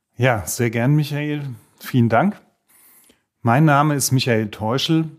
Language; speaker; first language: German; native; German